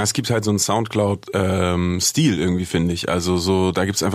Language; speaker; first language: German; native; German